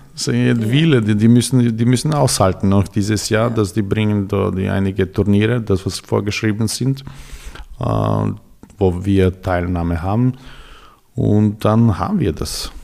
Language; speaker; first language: German; non-native, fluent; Serbian